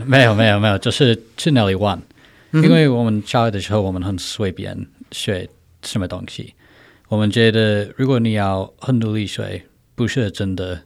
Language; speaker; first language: Chinese; non-native, fluent; English